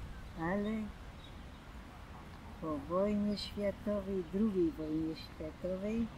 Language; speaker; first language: Polish; non-native, local second language; German